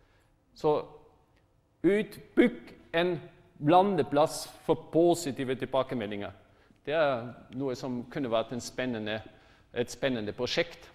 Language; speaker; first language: Norwegian; non-native, fluent; German